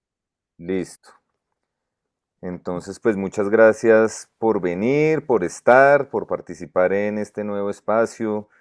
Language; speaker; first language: Spanish; native; Spanish